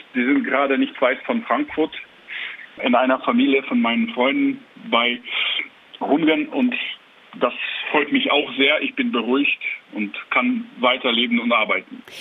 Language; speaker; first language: German; non-native, fluent; Ukrainian